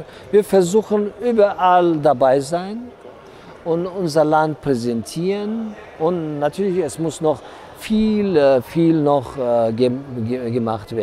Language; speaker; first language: German; non-native, learner; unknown